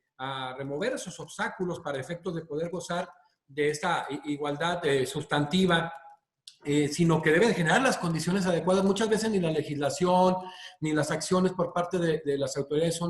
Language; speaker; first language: Spanish; native; Spanish